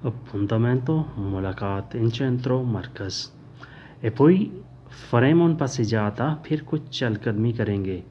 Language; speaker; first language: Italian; non-native, learner; Urdu